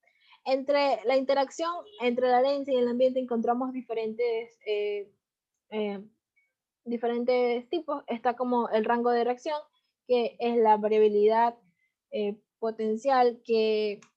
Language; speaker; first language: Spanish; native; Spanish